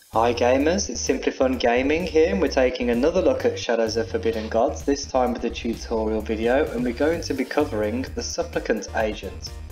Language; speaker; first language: English; native; English